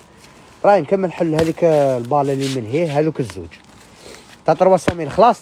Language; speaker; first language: Arabic; native; Arabic